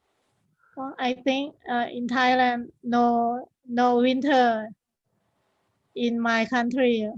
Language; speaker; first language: English; non-native, learner; Thai